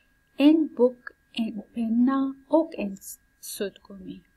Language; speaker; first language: Swedish; non-native, fluent; Pashto